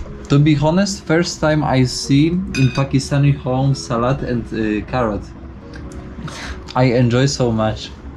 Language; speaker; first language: English; non-native, learner; Polish